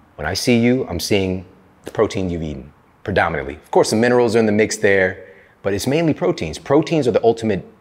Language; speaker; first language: English; native; English